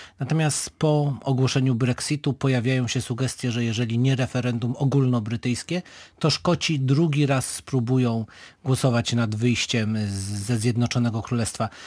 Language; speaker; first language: Polish; native; Polish